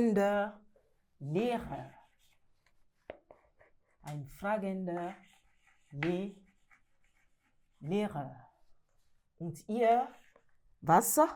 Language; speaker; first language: German; non-native, learner; French